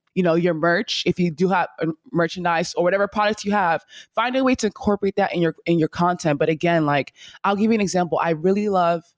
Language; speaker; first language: English; native; English